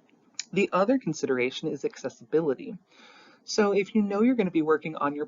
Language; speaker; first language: English; native; English